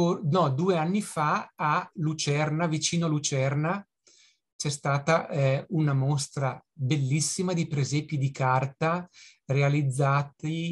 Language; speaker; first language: Italian; native; Italian